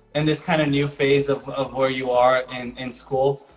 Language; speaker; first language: English; non-native, fluent; Portuguese